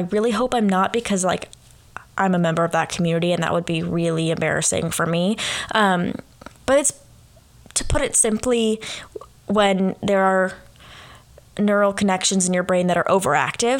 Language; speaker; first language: English; native; English